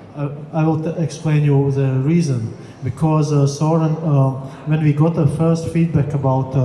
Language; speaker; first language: English; non-native, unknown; Latvian